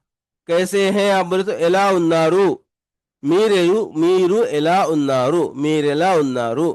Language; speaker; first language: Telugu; non-native, local second language; Urdu